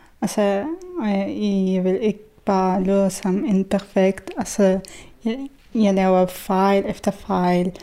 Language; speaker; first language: Danish; non-native, fluent; Arabic